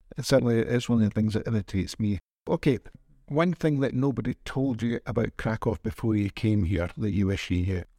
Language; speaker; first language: English; native; English